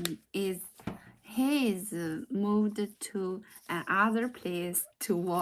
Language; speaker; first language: English; non-native, learner; Chinese